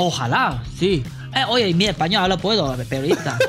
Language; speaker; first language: Spanish; non-native, learner; Chinese